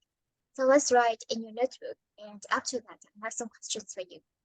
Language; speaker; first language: English; non-native, fluent; Vietnamese